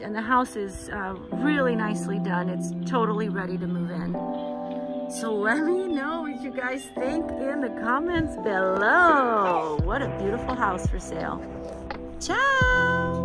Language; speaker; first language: English; native; English